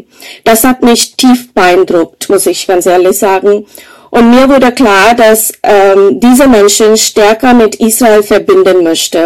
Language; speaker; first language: German; non-native, fluent; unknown